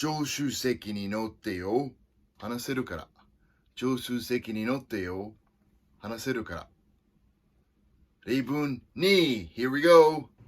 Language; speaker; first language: Japanese; non-native, fluent; English